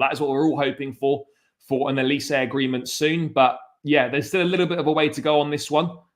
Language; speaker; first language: English; native; English